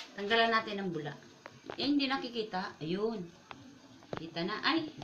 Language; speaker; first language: Filipino; non-native, local second language; Bikol